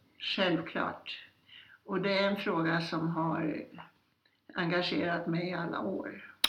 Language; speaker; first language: Swedish; early bilingual, other home language; Polish